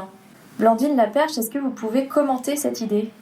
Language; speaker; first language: French; native; French